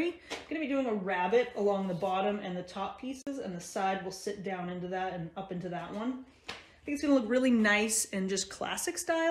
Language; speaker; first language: English; native; English